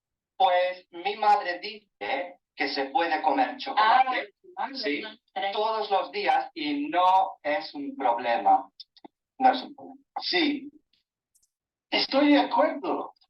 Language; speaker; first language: Spanish; non-native, learner; English